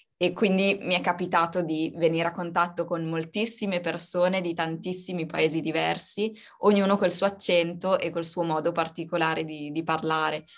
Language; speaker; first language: Italian; native; Italian